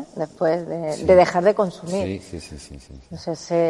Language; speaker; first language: Spanish; native; Spanish